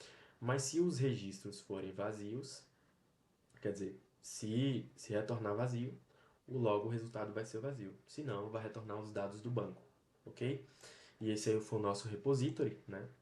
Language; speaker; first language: Portuguese; native; Portuguese